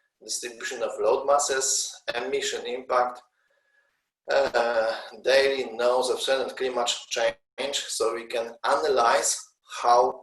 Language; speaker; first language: English; non-native, learner; Polish